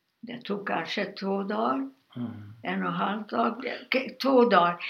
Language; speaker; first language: Swedish; non-native, fluent; Hungarian